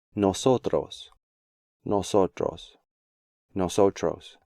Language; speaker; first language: Spanish; non-native, fluent; English